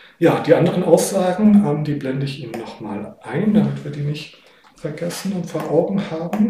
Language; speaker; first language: German; native; German